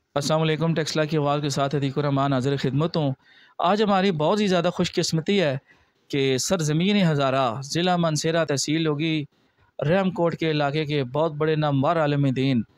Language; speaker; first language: Urdu; non-native, local second language; Northern Hindko